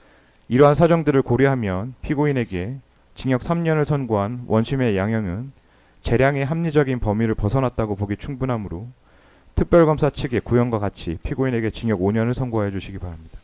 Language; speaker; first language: Korean; native; Korean